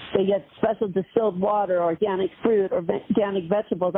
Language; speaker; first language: English; native; English